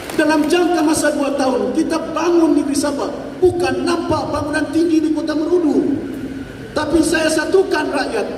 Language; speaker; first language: Malay; native; Malay